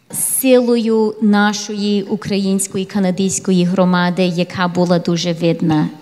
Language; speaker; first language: Ukrainian; early bilingual, heritage; English